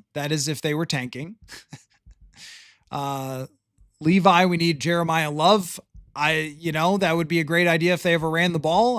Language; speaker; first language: English; native; English